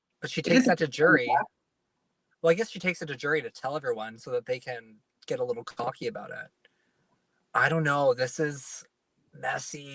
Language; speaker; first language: English; native; English